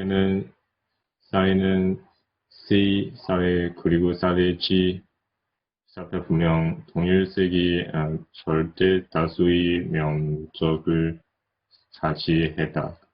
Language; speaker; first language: Korean; non-native, learner; Chinese